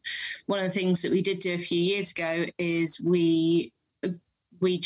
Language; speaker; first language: English; native; English